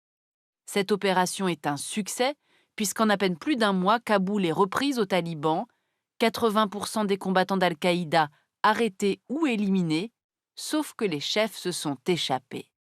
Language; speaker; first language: French; native; French